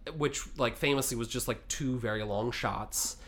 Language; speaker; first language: English; native; English